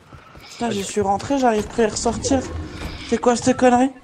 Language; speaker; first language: French; native; French